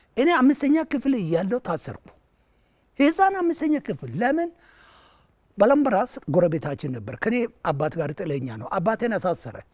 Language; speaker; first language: Amharic; non-native, local second language; Wolaytta